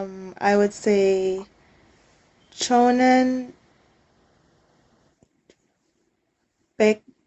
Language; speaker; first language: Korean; non-native, learner; English